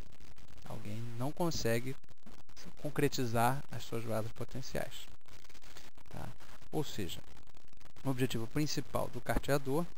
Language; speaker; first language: Portuguese; native; Portuguese